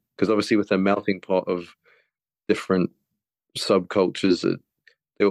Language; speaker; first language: English; native; English